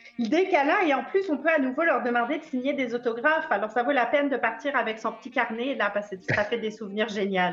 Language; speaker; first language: French; native; French